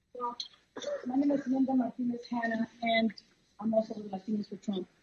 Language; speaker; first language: English; native; English